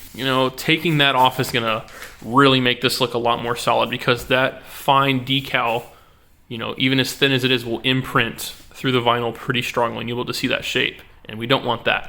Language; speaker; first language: English; native; English